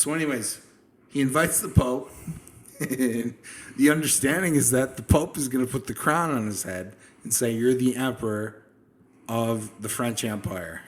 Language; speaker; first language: English; native; English